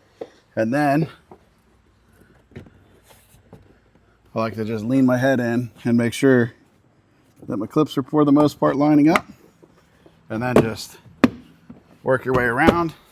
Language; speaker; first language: English; native; English